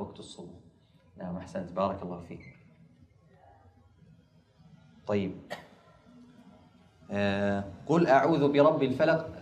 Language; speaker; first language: Arabic; native; Arabic